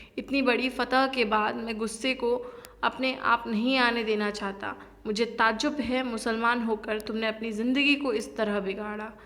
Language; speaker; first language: Hindi; native; Hindi